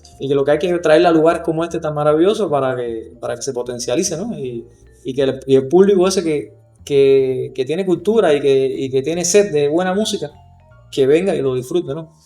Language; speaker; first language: Spanish; native; Spanish